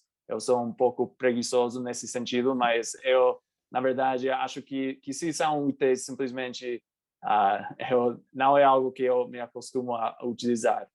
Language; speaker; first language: Portuguese; non-native, fluent; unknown